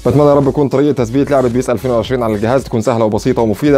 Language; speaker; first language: Arabic; native; Arabic